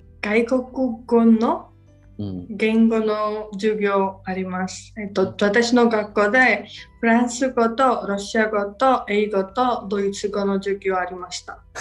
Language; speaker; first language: Japanese; non-native, learner; Georgian